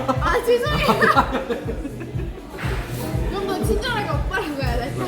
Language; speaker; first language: Korean; non-native, learner; Turkish